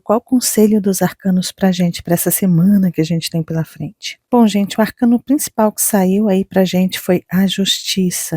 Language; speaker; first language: Portuguese; native; Portuguese